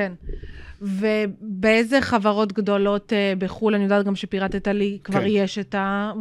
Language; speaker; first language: Hebrew; native; Hebrew